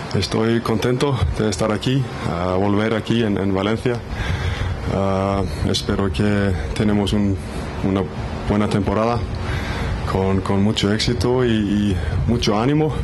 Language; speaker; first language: Spanish; non-native, fluent; Icelandic